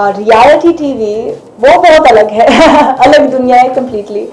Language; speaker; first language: Hindi; non-native, fluent; Arabic